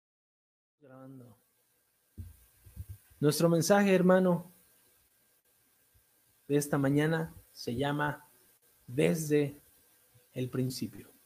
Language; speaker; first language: Spanish; native; Spanish